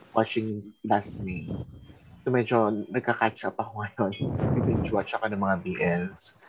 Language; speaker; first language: Filipino; non-native, local second language; Bikol